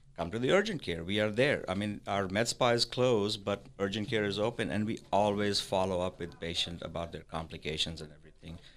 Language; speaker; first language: English; non-native, local second language; Urdu